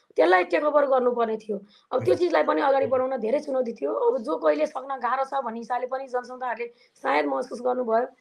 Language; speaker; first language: Nepali; native; Nepali